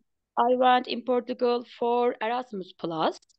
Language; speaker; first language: English; non-native, learner; Turkish